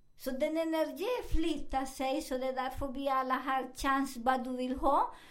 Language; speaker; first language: Swedish; non-native, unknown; Spanish